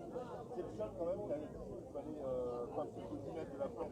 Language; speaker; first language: French; native; French